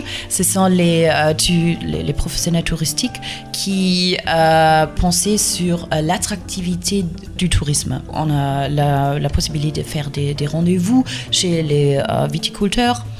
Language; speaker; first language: French; non-native, fluent; German